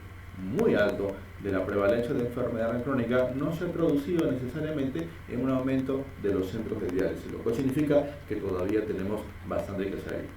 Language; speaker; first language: Spanish; native; Spanish